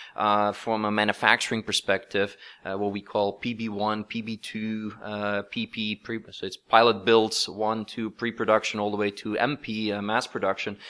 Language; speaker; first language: English; non-native, fluent; Dutch